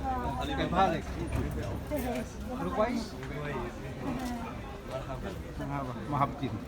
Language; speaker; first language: Arabic; non-native, learner; Filipino